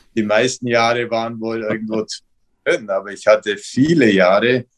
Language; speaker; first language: German; native; German